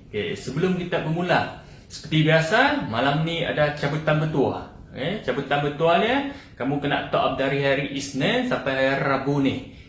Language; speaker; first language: Malay; non-native, local second language; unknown